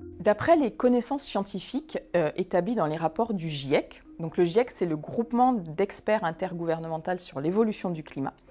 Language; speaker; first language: French; native; French